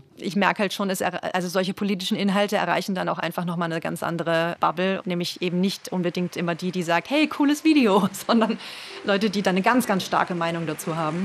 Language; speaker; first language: German; native; German